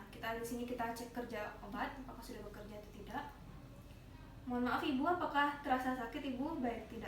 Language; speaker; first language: Indonesian; native; Indonesian